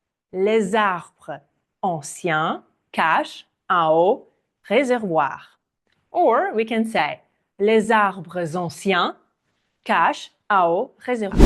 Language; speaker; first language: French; non-native, fluent; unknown